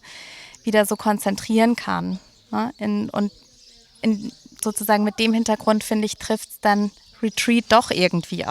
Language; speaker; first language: German; native; German